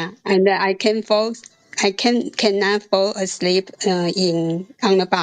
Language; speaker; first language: English; non-native, learner; Chinese